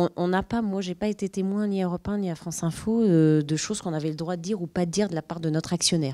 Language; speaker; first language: French; native; French